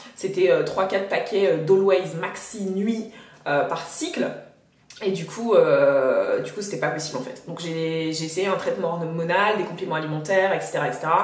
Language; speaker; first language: French; native; French